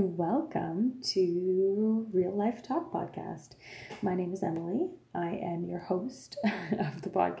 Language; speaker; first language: English; non-native, fluent; French